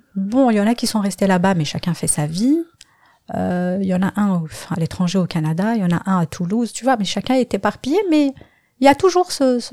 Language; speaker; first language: French; non-native, local second language; Kabyle